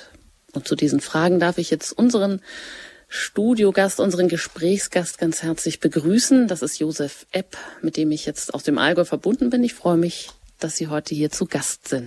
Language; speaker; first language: German; native; German